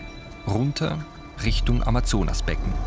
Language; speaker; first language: German; native; German